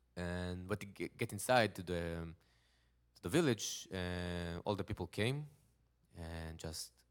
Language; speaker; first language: English; non-native, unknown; Hebrew